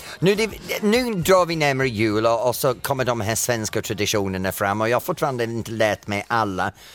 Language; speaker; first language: Swedish; non-native, fluent; English